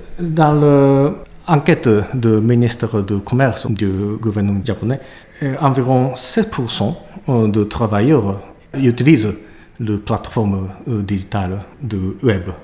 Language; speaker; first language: French; non-native, learner; Japanese